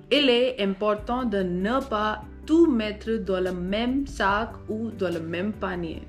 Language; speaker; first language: French; non-native, fluent; Hindi